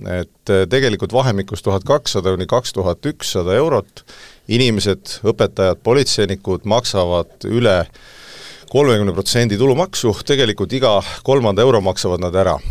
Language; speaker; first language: Estonian; native; Estonian